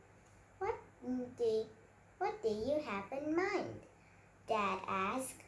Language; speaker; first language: English; non-native, learner; Vietnamese